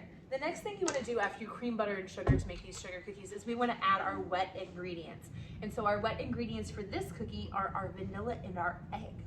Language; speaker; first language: English; native; English